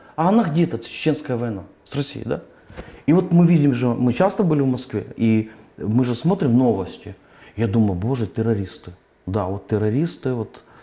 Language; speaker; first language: Russian; native; Russian